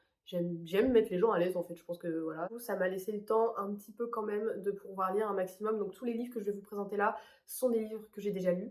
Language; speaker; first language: French; native; French